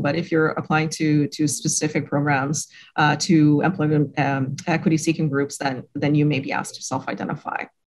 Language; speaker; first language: English; non-native, fluent; French